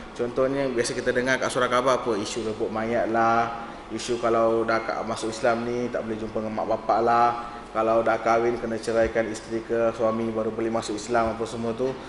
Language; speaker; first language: Malay; non-native, local second language; Tamil